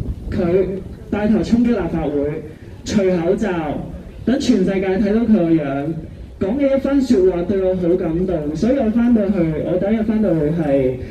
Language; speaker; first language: Cantonese; native; Cantonese